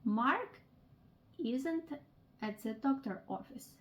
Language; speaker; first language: English; non-native, fluent; Ukrainian